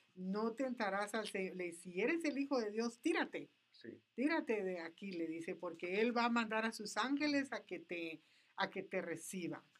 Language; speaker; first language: Spanish; native; Spanish